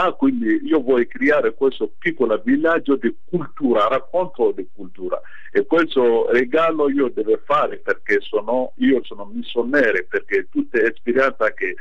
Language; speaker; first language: Italian; non-native, fluent; Bambara